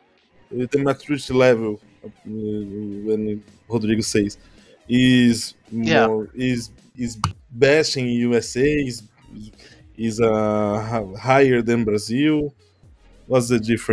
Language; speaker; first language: English; non-native, learner; Portuguese